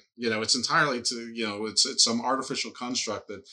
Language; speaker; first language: English; native; English